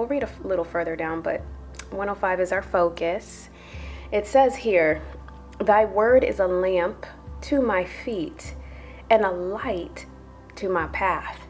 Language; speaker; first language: English; native; English